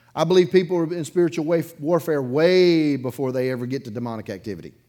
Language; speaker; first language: English; native; English